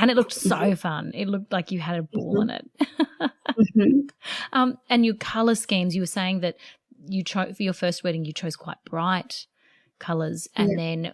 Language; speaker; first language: English; native; English